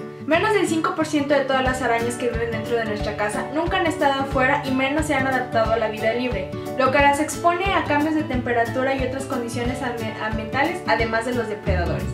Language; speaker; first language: Spanish; native; Spanish